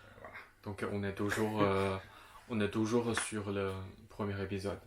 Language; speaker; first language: French; non-native, local second language; Chinese